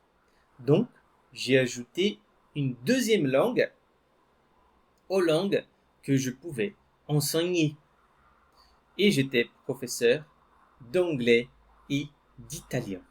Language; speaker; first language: French; non-native, fluent; Portuguese